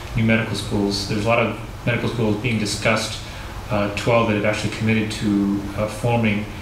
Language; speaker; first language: English; native; English